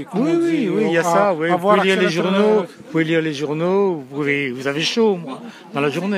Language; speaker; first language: French; native; French